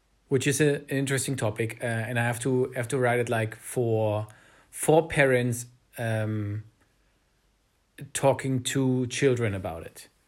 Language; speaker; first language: English; non-native, fluent; German